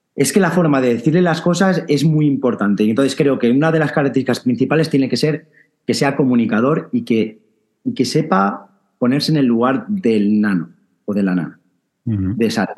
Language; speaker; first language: Spanish; native; Spanish